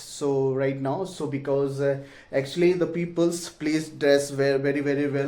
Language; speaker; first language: English; non-native, learner; Hindi